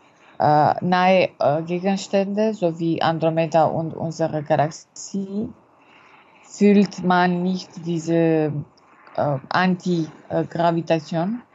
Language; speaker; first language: German; non-native, learner; French